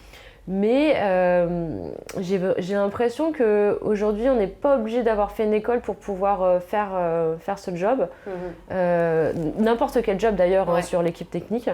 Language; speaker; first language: French; native; French